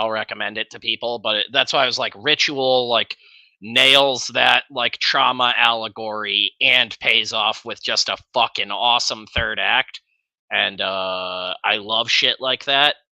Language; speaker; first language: English; native; English